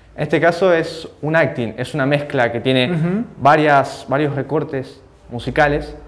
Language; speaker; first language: Spanish; native; Spanish